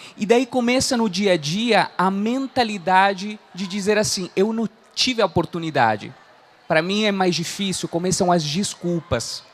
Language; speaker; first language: Portuguese; non-native, fluent; Spanish